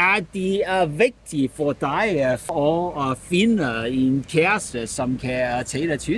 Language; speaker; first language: Danish; non-native, learner; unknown